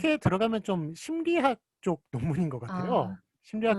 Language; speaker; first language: Korean; native; Korean